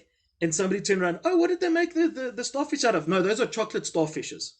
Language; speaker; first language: English; native; English